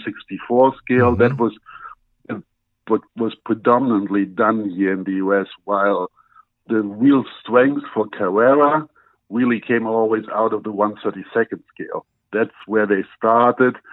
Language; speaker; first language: English; non-native, fluent; German